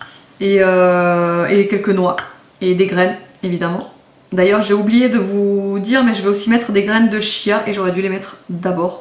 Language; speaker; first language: French; native; French